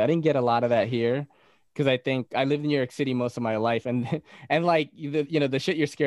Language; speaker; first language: English; early bilingual, other home language; Bikol